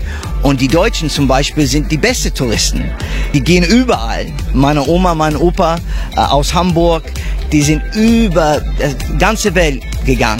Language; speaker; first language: German; non-native, fluent; English